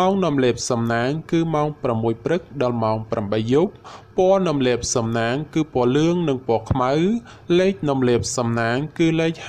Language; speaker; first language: Khmer; native; Khmer